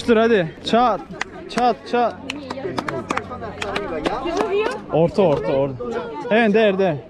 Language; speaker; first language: Turkish; native; Turkish